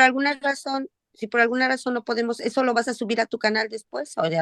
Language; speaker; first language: Spanish; native; Spanish